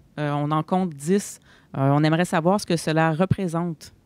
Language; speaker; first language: French; native; French